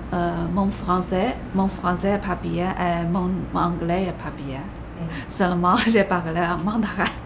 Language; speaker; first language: French; non-native, learner; Chinese